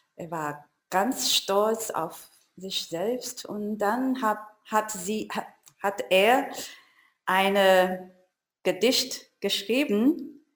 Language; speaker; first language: German; non-native, learner; Chinese